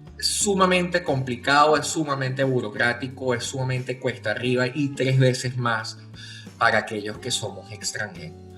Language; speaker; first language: Spanish; native; Spanish